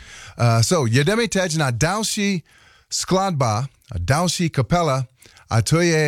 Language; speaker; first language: Czech; non-native, learner; English